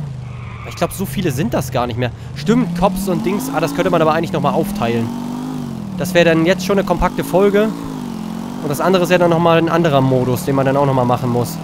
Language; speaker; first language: German; native; German